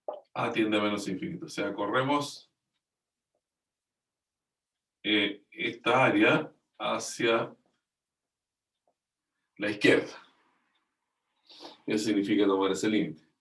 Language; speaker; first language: Spanish; native; Spanish